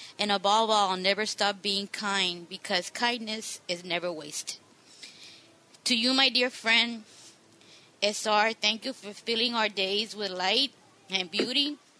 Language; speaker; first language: English; non-native, local second language; Spanish